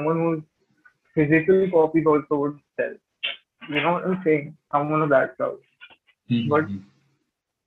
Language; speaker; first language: English; non-native, local second language; Hindi